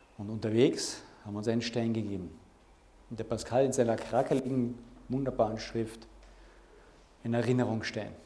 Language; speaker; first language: German; native; German